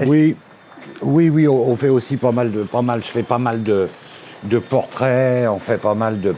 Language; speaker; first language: French; native; French